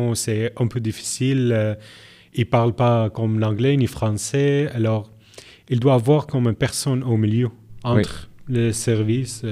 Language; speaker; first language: French; non-native, learner; Arabic